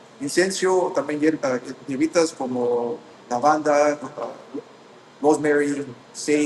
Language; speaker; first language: Spanish; early bilingual, heritage; Spanish